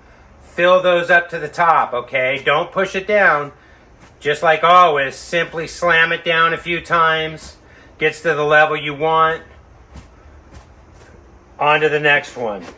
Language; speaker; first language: English; native; English